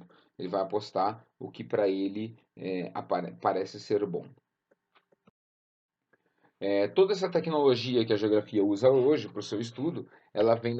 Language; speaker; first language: Portuguese; native; Portuguese